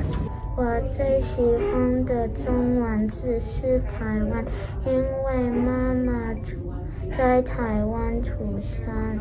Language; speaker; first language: Chinese; early bilingual, heritage; Chinese